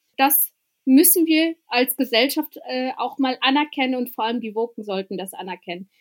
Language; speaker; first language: German; early bilingual, other home language; Albanian